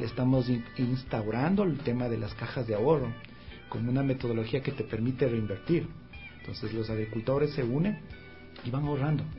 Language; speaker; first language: Spanish; native; Spanish